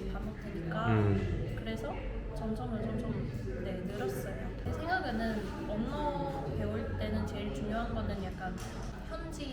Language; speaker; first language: Korean; non-native, fluent; Vietnamese